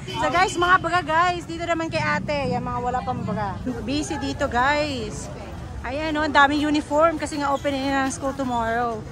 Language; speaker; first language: Filipino; native; Filipino